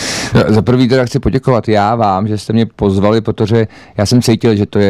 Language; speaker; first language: Czech; native; Czech